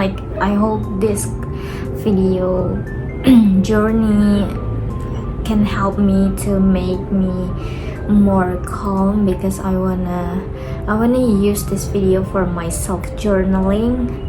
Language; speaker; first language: English; non-native, learner; Indonesian